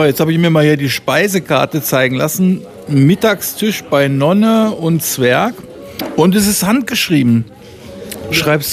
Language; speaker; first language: German; native; German